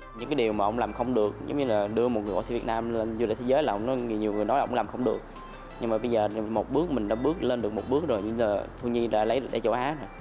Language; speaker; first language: Vietnamese; native; Vietnamese